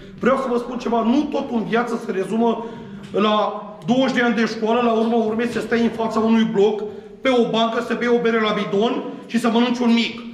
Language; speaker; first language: Romanian; non-native, local second language; Romany